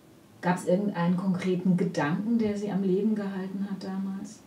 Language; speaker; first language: German; native; German